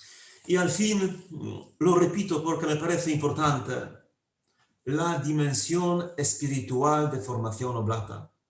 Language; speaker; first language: Spanish; non-native, fluent; Polish